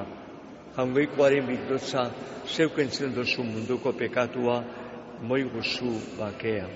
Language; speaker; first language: Basque; native; Basque